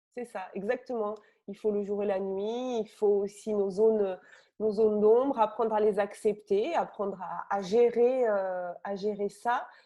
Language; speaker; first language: French; native; French